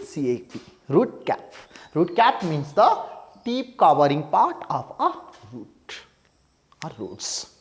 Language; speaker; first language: English; non-native, local second language; Nepali